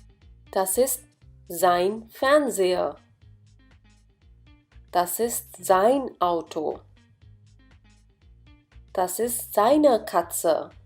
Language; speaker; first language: German; non-native, fluent; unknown